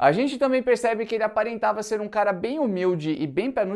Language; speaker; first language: Portuguese; native; Portuguese